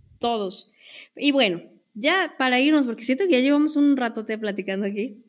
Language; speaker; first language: Spanish; native; Spanish